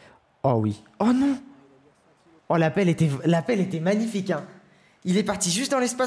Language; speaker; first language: French; native; French